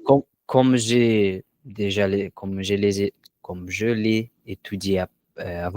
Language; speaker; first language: French; non-native, learner; Portuguese